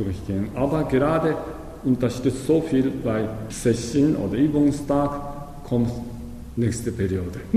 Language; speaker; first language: German; non-native, learner; Japanese